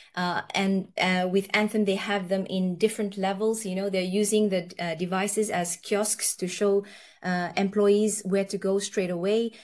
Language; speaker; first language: English; early bilingual, other home language; Nepali